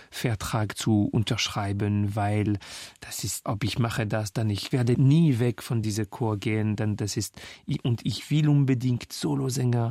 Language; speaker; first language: German; non-native, fluent; French